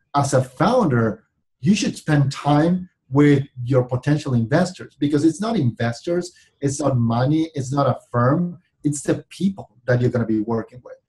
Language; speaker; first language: English; non-native, fluent; Spanish